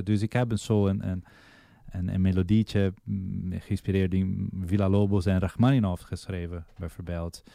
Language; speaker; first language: Dutch; non-native, fluent; Portuguese